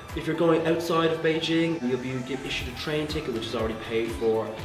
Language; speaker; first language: English; native; English